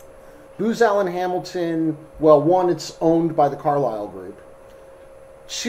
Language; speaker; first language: English; native; English